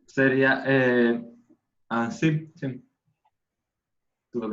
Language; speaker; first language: Portuguese; non-native, fluent; Spanish